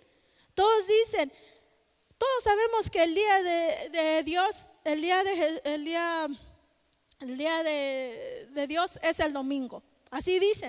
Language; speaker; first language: Spanish; native; Spanish